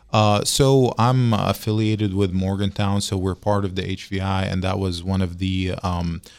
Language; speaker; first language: English; non-native, fluent; Arabic